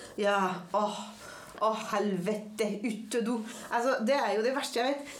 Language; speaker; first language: Norwegian; non-native, fluent; French